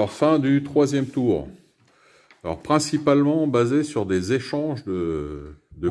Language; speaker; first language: French; native; French